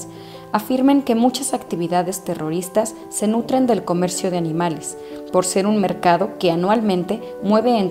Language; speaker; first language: Spanish; native; Spanish